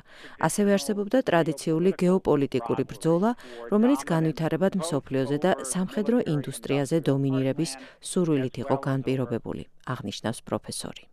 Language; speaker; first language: Georgian; native; Georgian